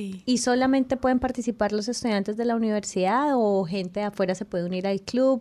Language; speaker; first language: Spanish; native; Spanish